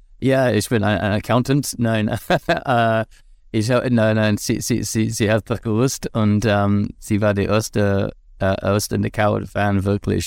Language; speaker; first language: German; non-native, learner; English